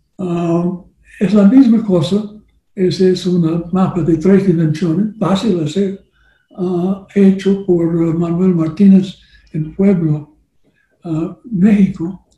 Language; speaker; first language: Spanish; non-native, learner; English